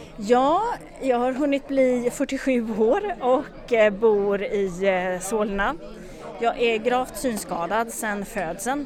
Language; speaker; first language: Swedish; native; Swedish